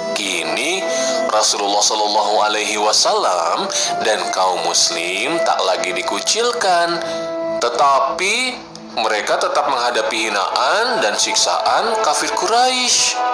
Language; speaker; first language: Indonesian; native; Indonesian